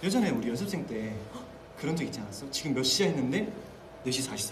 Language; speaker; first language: Korean; non-native, fluent; Vietnamese